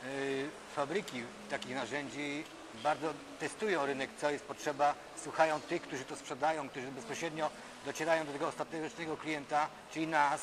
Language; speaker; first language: Polish; native; Polish